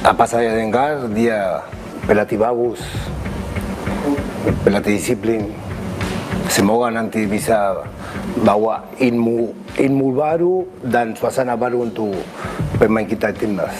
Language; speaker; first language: Indonesian; non-native, fluent; Spanish